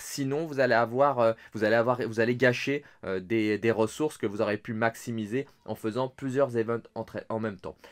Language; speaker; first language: French; native; French